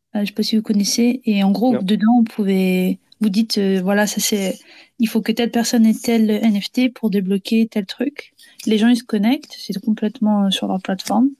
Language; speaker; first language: French; native; French